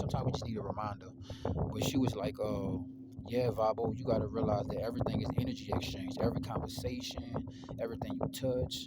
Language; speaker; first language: English; native; English